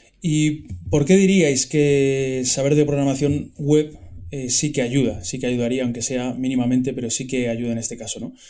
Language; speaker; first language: Spanish; native; Spanish